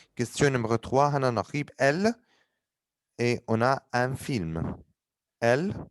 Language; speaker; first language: French; non-native, fluent; Arabic